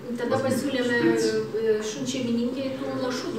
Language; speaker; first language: Lithuanian; native; Lithuanian